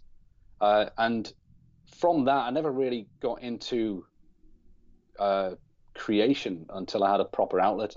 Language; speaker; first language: English; native; English